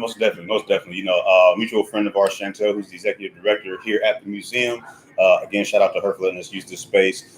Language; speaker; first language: English; native; English